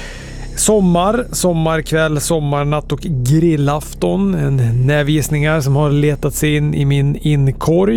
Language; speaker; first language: Swedish; native; Swedish